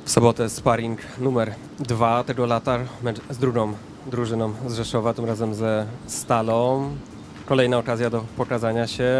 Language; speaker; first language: Polish; native; Polish